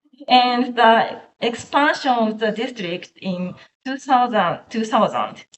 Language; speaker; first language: English; non-native, learner; Japanese